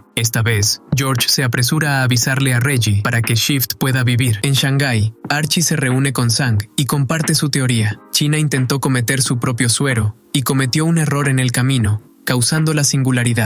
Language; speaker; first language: Spanish; native; Spanish